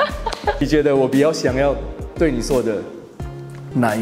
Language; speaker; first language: Chinese; non-native, fluent; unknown